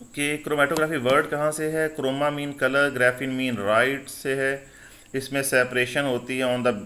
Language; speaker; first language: Urdu; non-native, local second language; Punjabi